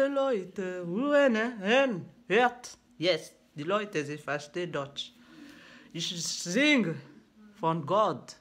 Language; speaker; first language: German; non-native, learner; French